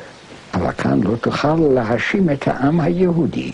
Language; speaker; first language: Hebrew; non-native, fluent; German